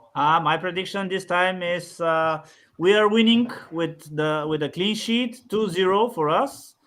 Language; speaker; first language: English; non-native, fluent; Bulgarian